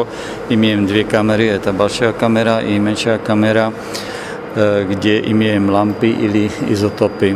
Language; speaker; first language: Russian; non-native, learner; Slovak